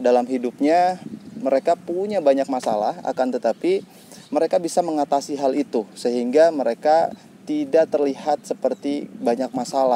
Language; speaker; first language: Indonesian; native; Indonesian